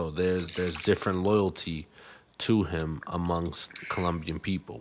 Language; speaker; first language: English; non-native, fluent; Spanish